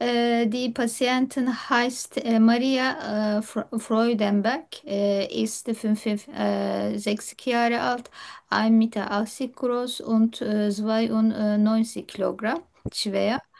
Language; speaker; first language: German; non-native, learner; Turkish